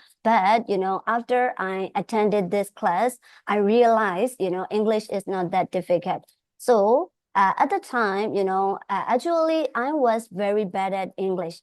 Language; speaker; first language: English; non-native, fluent; Burmese